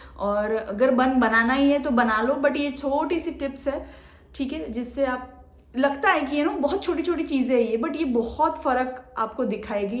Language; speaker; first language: Hindi; native; Hindi